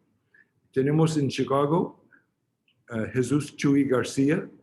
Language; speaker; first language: Spanish; non-native, fluent; English